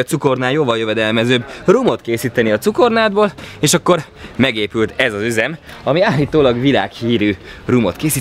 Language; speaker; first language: Hungarian; native; Hungarian